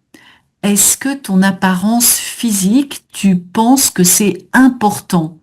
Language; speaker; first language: French; native; French